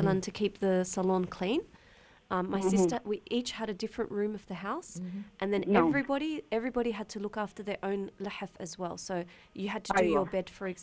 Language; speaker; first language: English; native; English